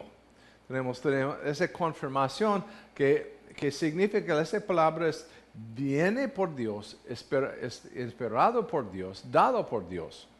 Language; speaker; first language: Spanish; non-native, fluent; English